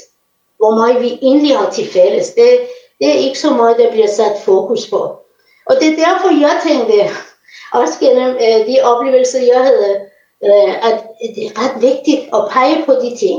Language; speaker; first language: Danish; non-native, fluent; Persian